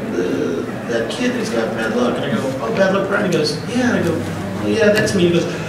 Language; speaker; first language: English; native; English